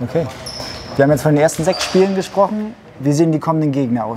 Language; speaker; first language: German; native; German